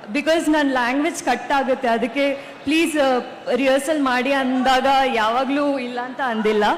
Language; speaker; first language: Kannada; non-native, local second language; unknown